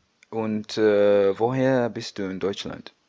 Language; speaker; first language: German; non-native, learner; English